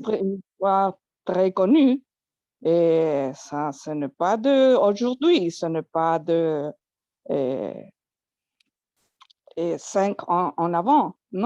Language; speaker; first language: French; non-native, learner; Spanish